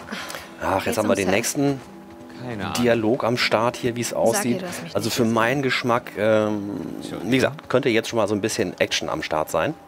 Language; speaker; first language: German; native; German